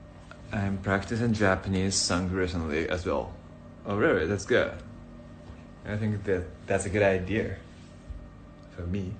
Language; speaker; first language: English; non-native, learner; Japanese